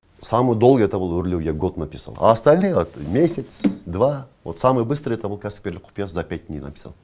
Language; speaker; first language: Russian; non-native, local second language; Kazakh